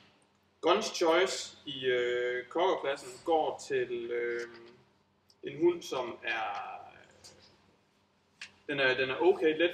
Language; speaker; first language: Danish; native; Danish